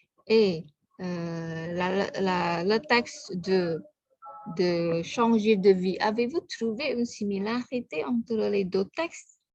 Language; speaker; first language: French; non-native, fluent; Indonesian